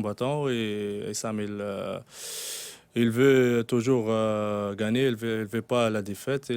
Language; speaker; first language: French; non-native, local second language; Arabic